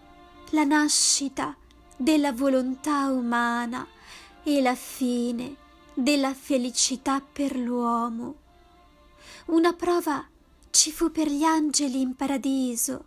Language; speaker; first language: Italian; native; Italian